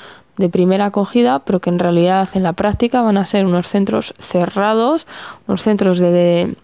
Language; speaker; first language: Spanish; native; Spanish